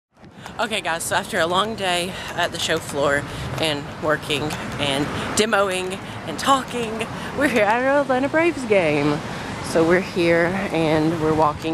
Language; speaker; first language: English; native; English